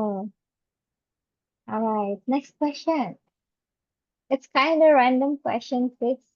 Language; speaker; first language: English; non-native, fluent; Indonesian